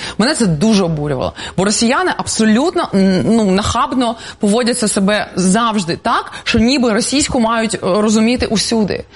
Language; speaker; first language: Ukrainian; non-native, local second language; Russian